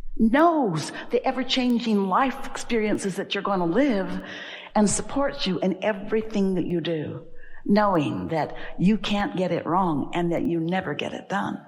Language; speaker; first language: English; native; English